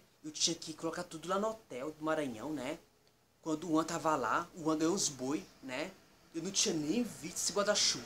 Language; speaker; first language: Portuguese; native; Portuguese